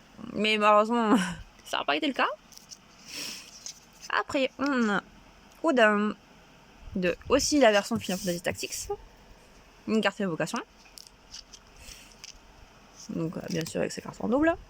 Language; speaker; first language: French; native; French